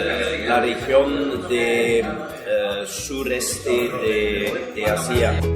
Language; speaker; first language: Spanish; non-native, fluent; Dutch